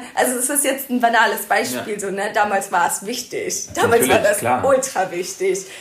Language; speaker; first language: German; early bilingual, other home language; Persian